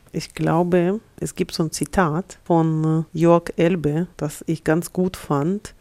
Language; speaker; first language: German; non-native, fluent; Russian